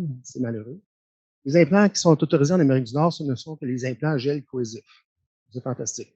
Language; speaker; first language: French; native; French